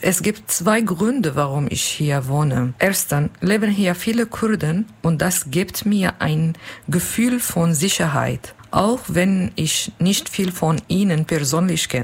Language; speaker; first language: German; non-native, learner; Kurdish